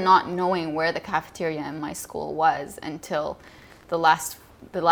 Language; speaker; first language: English; non-native, fluent; Arabic